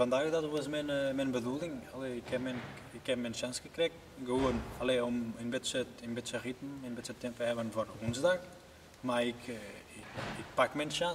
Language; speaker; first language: Dutch; non-native, learner; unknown